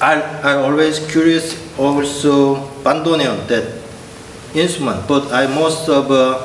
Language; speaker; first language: English; non-native, learner; Korean